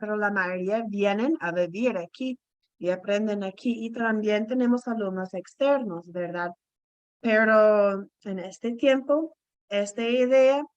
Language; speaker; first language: Spanish; non-native, fluent; English